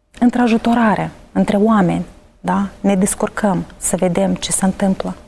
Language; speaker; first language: Romanian; early bilingual, heritage; Romanian